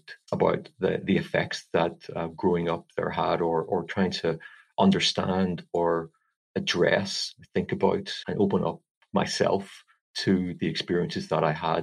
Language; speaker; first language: English; native; English